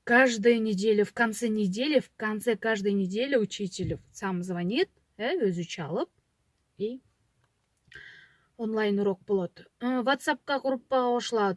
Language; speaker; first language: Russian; non-native, local second language; Kyrgyz